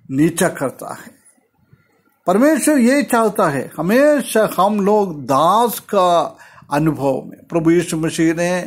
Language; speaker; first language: Hindi; non-native, local second language; Malayalam